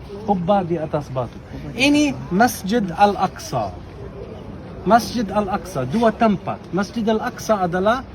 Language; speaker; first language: Indonesian; non-native, fluent; Arabic